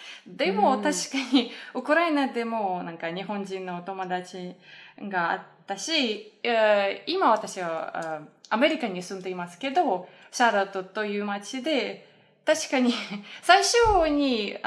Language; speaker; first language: Japanese; non-native, fluent; Russian